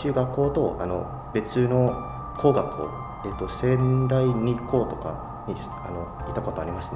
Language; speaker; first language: Japanese; non-native, fluent; Indonesian